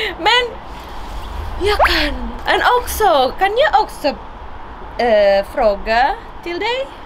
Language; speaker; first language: Swedish; non-native, learner; Indonesian